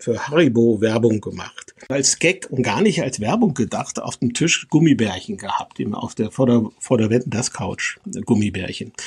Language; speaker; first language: German; native; German